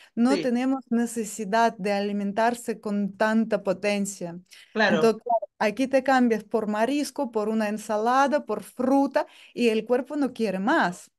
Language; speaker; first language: Spanish; non-native, fluent; Russian